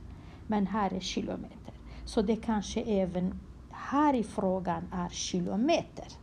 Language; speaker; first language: Swedish; non-native, fluent; Kurdish